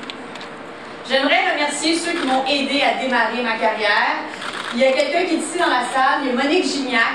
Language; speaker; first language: French; native; French